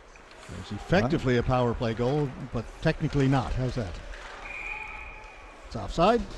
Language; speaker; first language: English; native; English